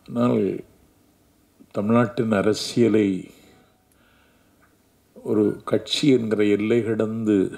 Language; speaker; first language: Tamil; native; Tamil